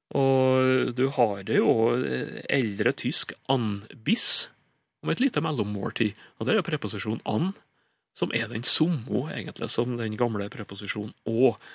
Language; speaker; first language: Norwegian; native; Norwegian